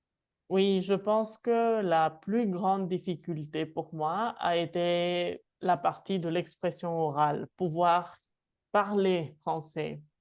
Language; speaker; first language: French; non-native, fluent; Spanish